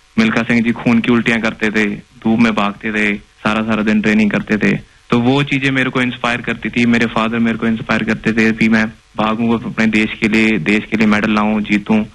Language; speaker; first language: Hindi; non-native, local second language; Punjabi